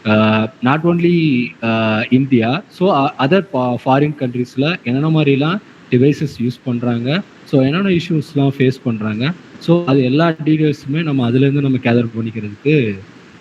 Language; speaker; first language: Tamil; native; Tamil